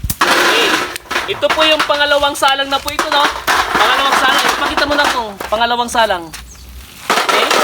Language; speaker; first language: Filipino; non-native, local second language; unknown